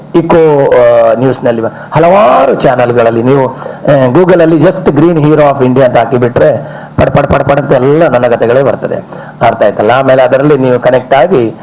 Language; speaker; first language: Kannada; non-native, local second language; Malayalam